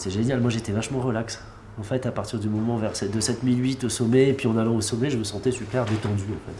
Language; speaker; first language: French; native; French